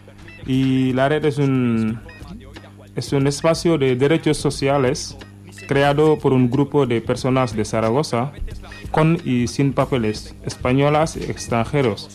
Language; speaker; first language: Spanish; non-native, learner; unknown